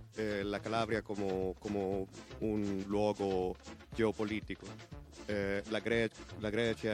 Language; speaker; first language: Italian; non-native, learner; Spanish